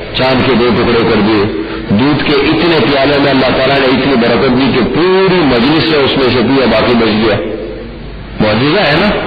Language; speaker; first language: Urdu; non-native, local second language; Pashto